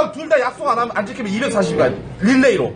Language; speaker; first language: Korean; native; Korean